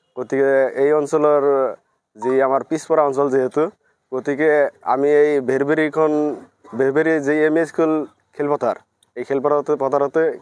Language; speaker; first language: Assamese; non-native, local second language; Bangla